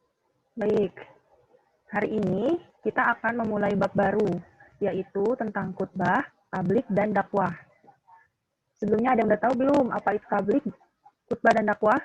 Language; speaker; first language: Indonesian; native; Indonesian